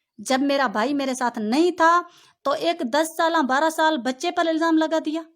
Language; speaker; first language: Urdu; non-native, local second language; Sindhi